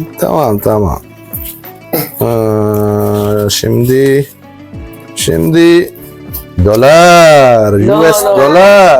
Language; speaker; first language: Turkish; non-native, learner; Urdu